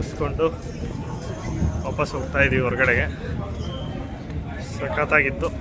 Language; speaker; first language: Kannada; native; Kannada